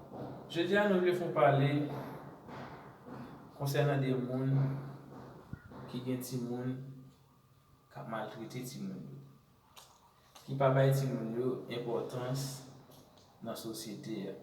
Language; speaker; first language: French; non-native, learner; Haitian Creole